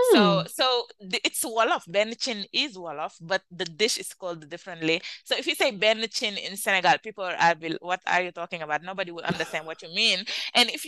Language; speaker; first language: English; non-native, fluent; Wolof